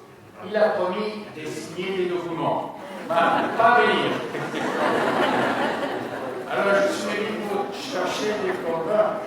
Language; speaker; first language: French; non-native, learner; Spanish